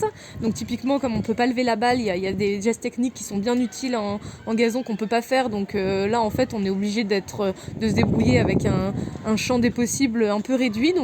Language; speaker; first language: French; native; French